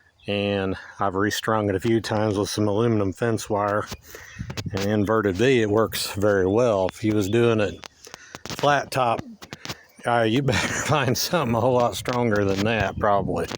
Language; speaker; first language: English; native; English